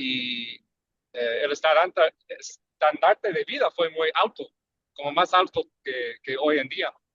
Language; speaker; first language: Spanish; early bilingual, heritage; English